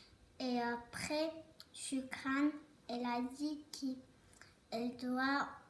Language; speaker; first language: French; early bilingual, other home language; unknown